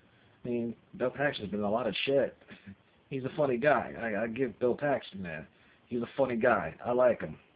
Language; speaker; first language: English; native; English